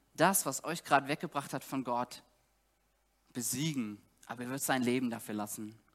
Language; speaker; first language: German; native; German